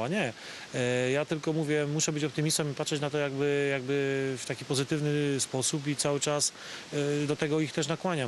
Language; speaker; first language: Polish; native; Polish